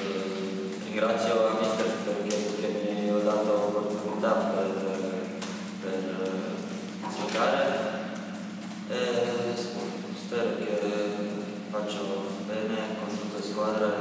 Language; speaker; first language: Italian; non-native, learner; Croatian